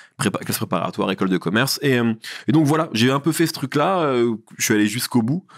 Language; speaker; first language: French; early bilingual, other home language; Arabic